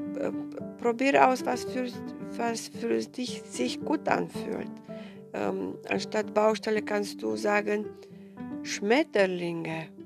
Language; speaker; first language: German; non-native, fluent; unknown